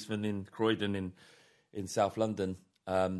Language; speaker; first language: English; native; English